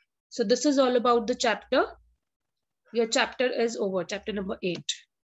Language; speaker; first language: English; non-native, local second language; Hindi